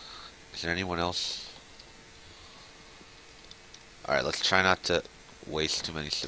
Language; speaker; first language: English; native; English